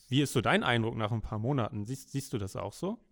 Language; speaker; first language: German; native; German